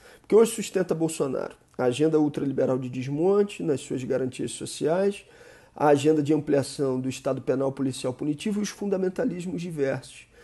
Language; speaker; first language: Portuguese; native; Portuguese